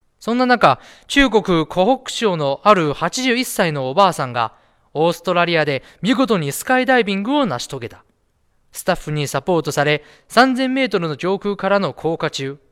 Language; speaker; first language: Japanese; non-native, fluent; Chinese